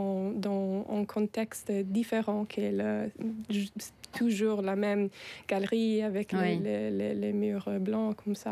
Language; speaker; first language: French; non-native, fluent; Italian